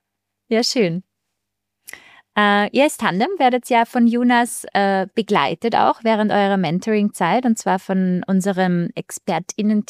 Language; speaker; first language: German; native; German